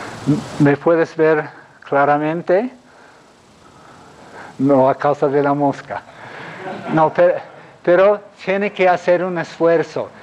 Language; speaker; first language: Spanish; non-native, fluent; English